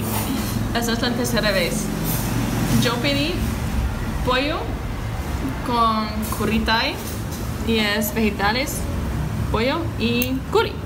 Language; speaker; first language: Spanish; non-native, learner; English